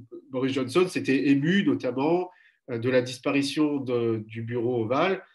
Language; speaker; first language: French; native; French